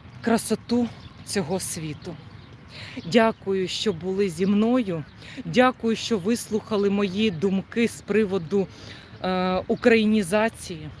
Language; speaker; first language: Ukrainian; non-native, local second language; Russian